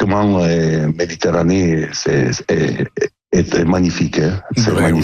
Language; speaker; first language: French; non-native, learner; Italian